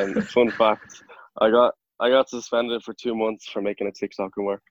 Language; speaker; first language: English; native; English